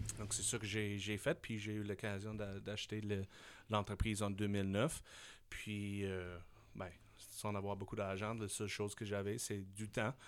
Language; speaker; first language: French; non-native, fluent; English